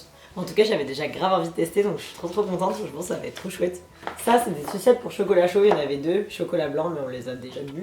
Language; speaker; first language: French; native; French